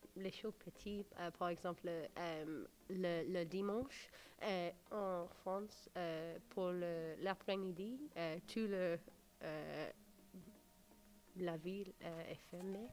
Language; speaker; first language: French; non-native, learner; English